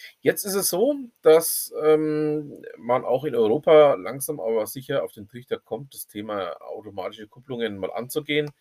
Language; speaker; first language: German; native; German